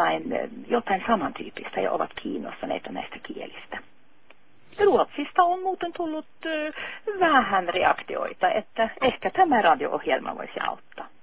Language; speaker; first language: Finnish; non-native, fluent; Norwegian